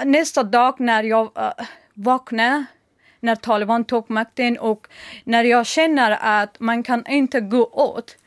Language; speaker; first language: Swedish; non-native, learner; Persian